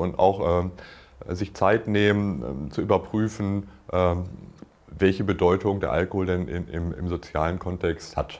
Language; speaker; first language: German; native; German